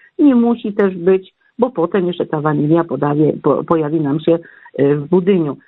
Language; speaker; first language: Polish; native; Polish